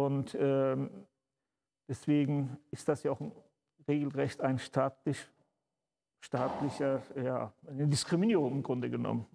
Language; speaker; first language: German; early bilingual, other home language; Turkish